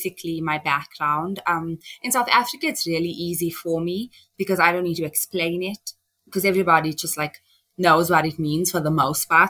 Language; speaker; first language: English; native; English